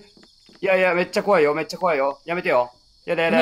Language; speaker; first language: Japanese; native; Japanese